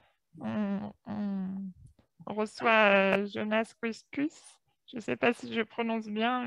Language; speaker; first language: French; native; French